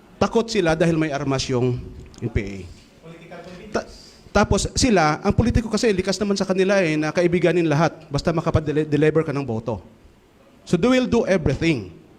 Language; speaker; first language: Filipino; non-native, local second language; Cebuano